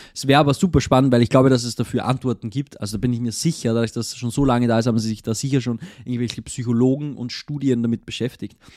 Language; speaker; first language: German; native; German